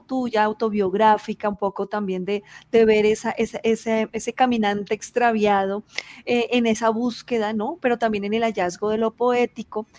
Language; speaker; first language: Spanish; native; Spanish